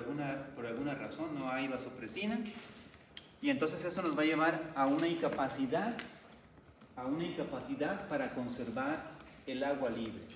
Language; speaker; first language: Spanish; native; Spanish